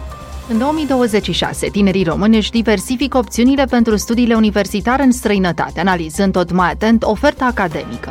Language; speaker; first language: Romanian; native; Romanian